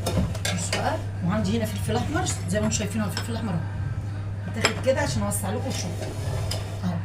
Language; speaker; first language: Arabic; native; Arabic